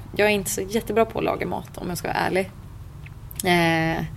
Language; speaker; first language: Swedish; native; Swedish